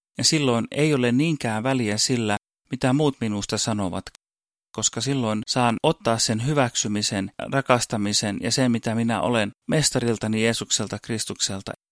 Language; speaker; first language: Finnish; early bilingual, heritage; Finnish